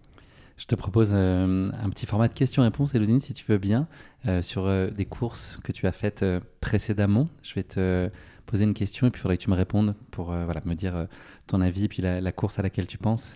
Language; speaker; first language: French; native; French